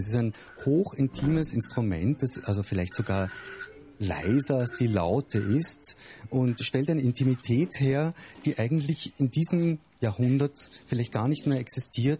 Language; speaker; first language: German; native; German